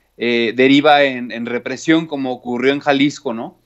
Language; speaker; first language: Spanish; native; Spanish